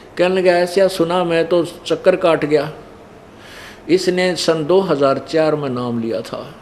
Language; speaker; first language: Hindi; native; Hindi